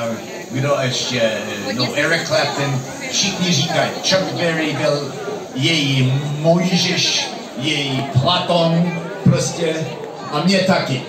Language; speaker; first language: Czech; non-native, learner; English